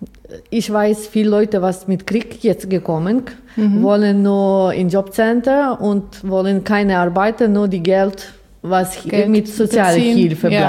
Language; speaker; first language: German; non-native, learner; Ukrainian